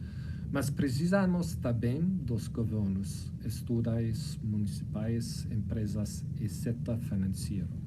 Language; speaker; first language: Portuguese; non-native, fluent; English